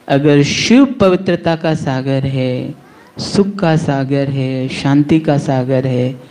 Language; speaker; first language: Hindi; native; Hindi